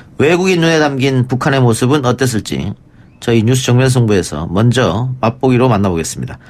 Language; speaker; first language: Korean; native; Korean